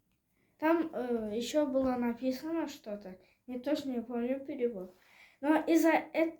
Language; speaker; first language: Russian; non-native, local second language; Azerbaijani